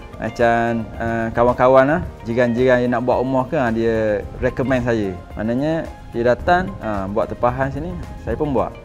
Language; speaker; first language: Malay; native; Malay